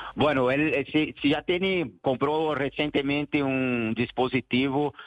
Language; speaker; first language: Spanish; non-native, learner; Portuguese